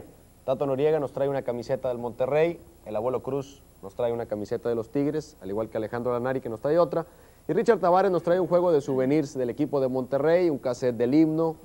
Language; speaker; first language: Spanish; native; Spanish